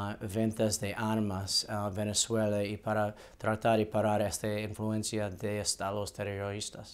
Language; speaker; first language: Spanish; non-native, learner; English